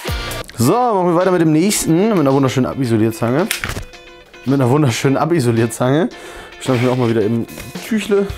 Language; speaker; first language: German; native; German